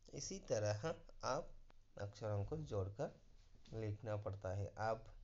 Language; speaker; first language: Hindi; non-native, local second language; Kannada